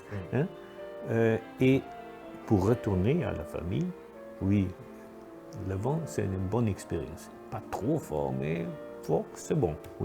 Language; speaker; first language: French; non-native, fluent; German